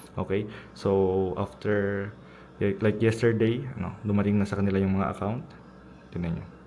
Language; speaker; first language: Filipino; early bilingual, heritage; Filipino